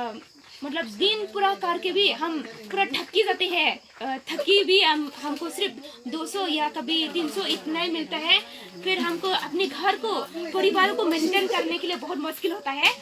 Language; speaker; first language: Hindi; non-native, local second language; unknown